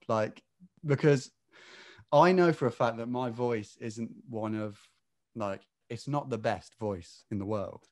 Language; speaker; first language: English; native; English